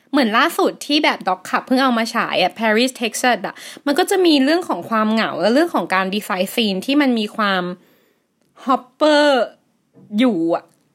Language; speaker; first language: Thai; native; Thai